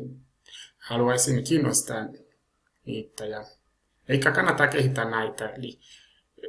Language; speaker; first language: Finnish; non-native, learner; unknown